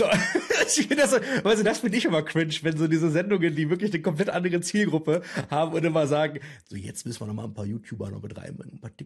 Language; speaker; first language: German; native; German